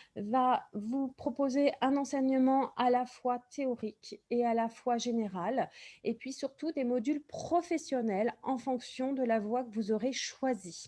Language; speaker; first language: French; native; French